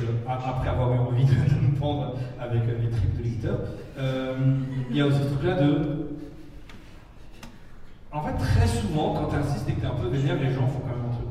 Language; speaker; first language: French; native; French